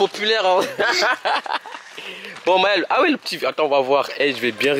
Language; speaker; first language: French; native; French